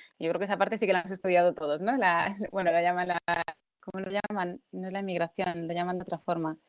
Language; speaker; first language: Spanish; early bilingual, other home language; Arabic